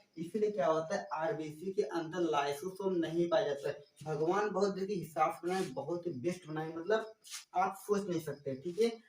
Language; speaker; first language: Hindi; native; Hindi